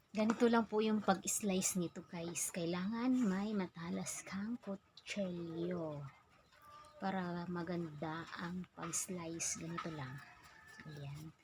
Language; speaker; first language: Filipino; non-native, local second language; Hiligaynon